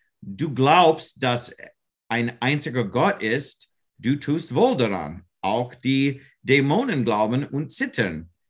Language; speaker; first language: German; non-native, learner; English